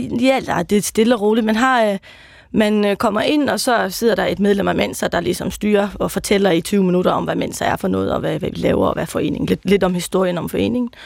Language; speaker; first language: Danish; non-native, local second language; Faroese